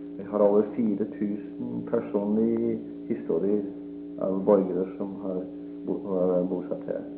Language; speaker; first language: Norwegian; early bilingual, heritage; Norwegian